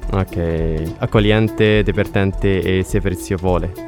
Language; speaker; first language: Italian; non-native, learner; Arabic